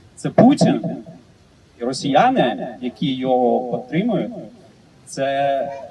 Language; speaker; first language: Ukrainian; non-native, learner; Russian